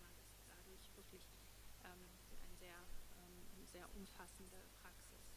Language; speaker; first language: German; native; German